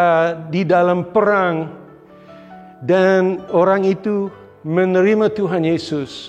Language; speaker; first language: Indonesian; non-native, local second language; English